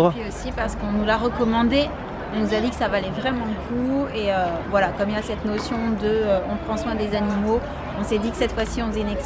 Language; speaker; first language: French; native; French